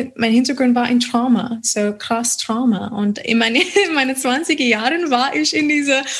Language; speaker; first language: German; non-native, fluent; English